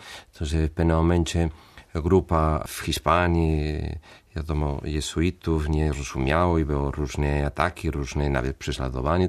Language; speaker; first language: Polish; non-native, fluent; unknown